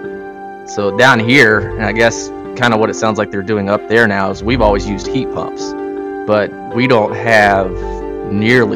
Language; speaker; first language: English; native; English